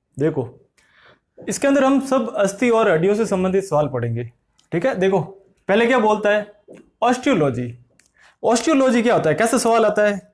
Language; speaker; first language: Hindi; native; Hindi